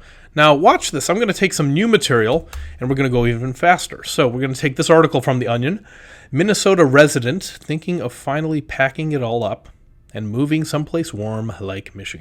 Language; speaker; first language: English; native; English